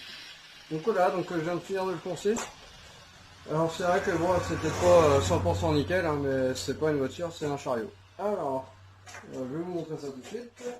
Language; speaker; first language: French; native; French